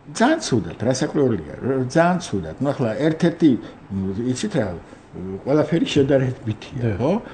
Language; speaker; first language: Georgian; non-native, local second language; Armenian